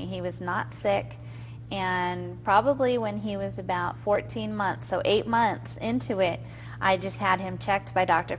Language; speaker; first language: English; native; English